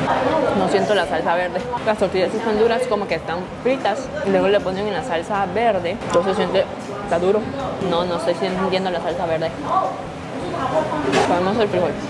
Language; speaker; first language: Spanish; native; Spanish